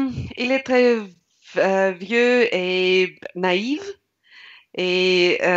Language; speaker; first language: French; non-native, learner; Russian